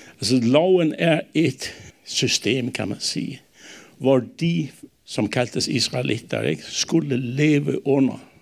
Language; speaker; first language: Danish; non-native, local second language; Faroese